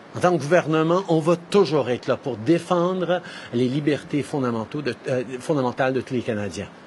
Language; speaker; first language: French; native; French